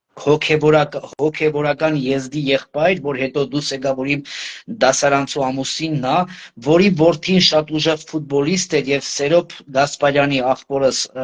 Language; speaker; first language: Armenian; native; Armenian